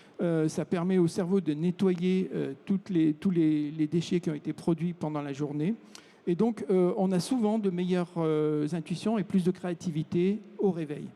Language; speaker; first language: French; native; French